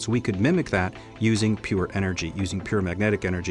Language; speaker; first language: English; native; English